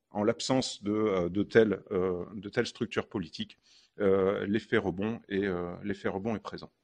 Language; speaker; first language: French; native; French